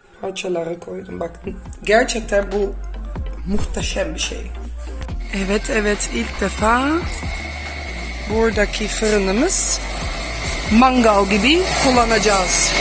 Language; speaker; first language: Turkish; non-native, fluent; Dutch